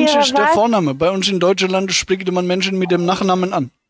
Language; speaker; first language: German; native; German